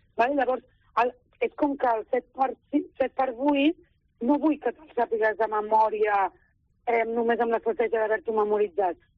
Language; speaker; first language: Catalan; native; Catalan